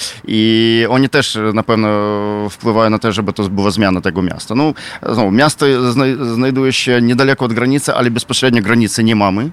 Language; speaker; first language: Polish; non-native, fluent; Ukrainian